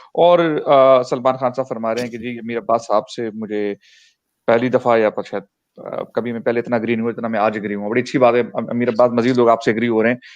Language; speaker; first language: Urdu; native; Urdu